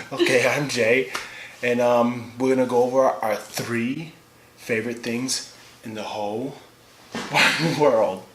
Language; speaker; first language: English; native; English